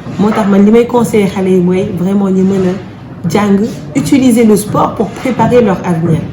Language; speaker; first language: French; early bilingual, other home language; Wolof